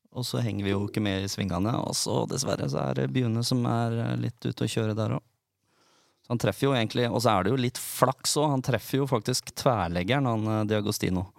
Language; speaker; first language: Norwegian; native; Norwegian